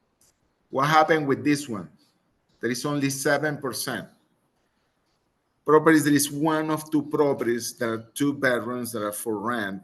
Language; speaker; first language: English; non-native, fluent; Spanish